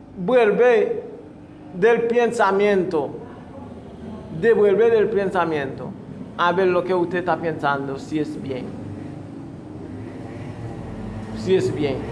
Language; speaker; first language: Spanish; non-native, fluent; Haitian Creole